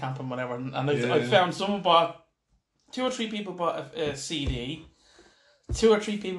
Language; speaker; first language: English; native; English